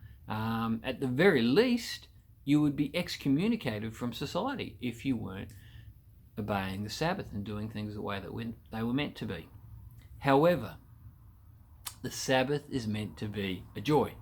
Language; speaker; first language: English; native; English